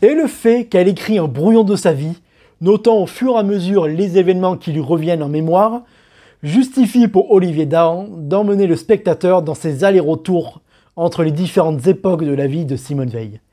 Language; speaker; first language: French; native; French